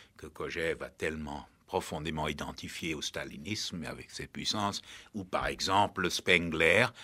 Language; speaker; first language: French; native; French